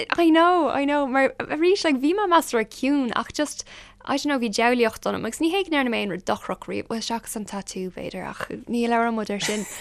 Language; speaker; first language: Irish; non-native, local second language; English